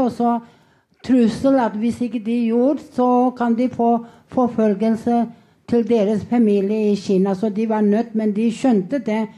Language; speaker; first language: Norwegian; non-native, fluent; Tibetan